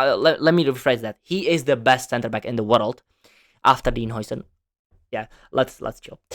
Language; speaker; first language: English; non-native, fluent; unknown